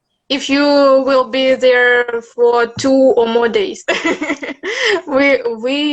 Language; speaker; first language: English; non-native, learner; Russian